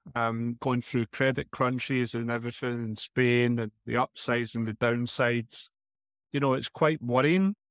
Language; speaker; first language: English; native; English